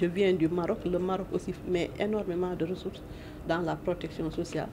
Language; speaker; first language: French; non-native, local second language; Wolof